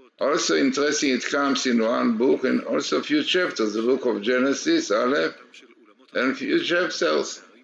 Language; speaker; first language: English; non-native, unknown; Hebrew